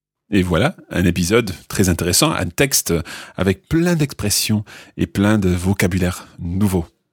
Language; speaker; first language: French; non-native, fluent; English